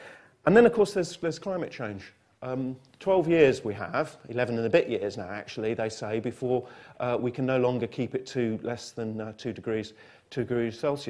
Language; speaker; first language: English; native; English